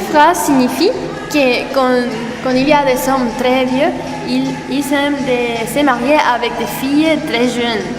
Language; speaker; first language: French; non-native, learner; Spanish